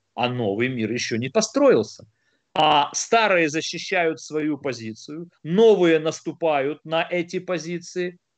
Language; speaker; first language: Russian; native; Russian